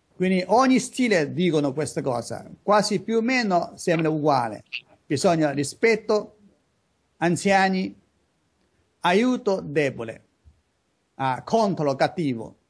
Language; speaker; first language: Italian; non-native, learner; Chinese